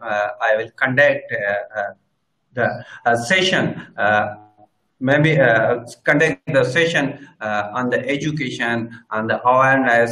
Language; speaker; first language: English; non-native, learner; Sindhi